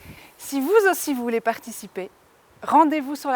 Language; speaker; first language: French; native; French